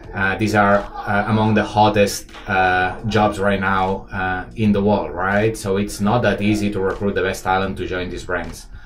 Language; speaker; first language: English; non-native, fluent; Spanish